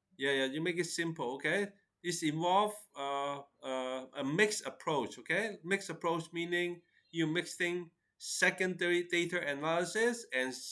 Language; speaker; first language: English; non-native, fluent; Chinese